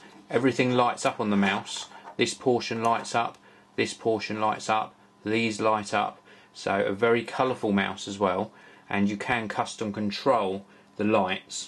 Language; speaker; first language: English; native; English